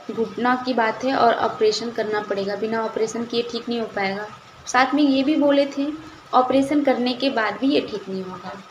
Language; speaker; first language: Hindi; native; Hindi